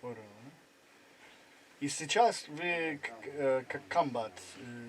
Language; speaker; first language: Russian; non-native, learner; English